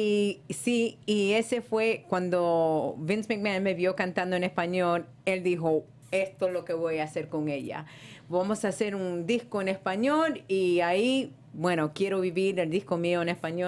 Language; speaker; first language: Spanish; early bilingual, heritage; Spanish